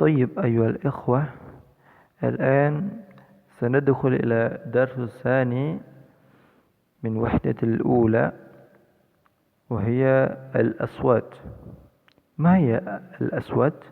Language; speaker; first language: Arabic; non-native, fluent; Indonesian